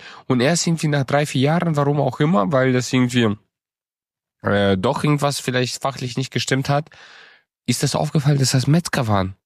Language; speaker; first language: German; early bilingual, other home language; Romanian